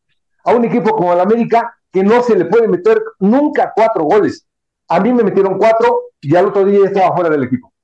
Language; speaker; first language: Spanish; native; Spanish